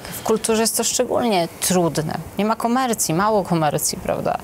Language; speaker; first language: Polish; native; Polish